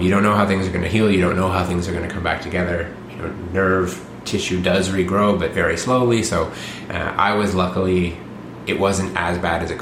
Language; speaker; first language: English; native; English